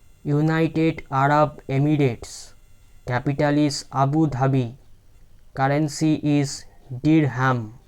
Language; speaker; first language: English; non-native, local second language; Bangla